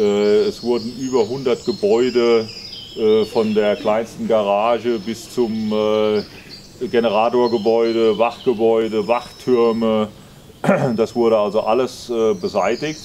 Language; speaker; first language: German; native; German